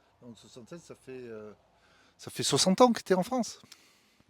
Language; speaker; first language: French; native; French